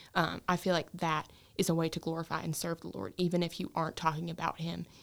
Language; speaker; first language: English; native; English